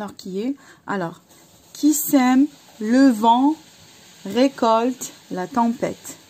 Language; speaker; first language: French; non-native, local second language; Arabic